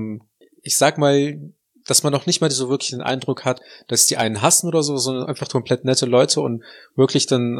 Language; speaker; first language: German; native; German